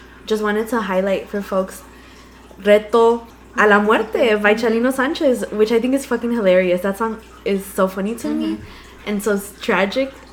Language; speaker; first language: English; early bilingual, other home language; Spanish